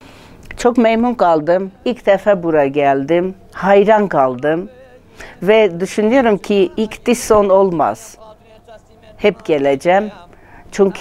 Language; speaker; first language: Turkish; non-native, learner; Armenian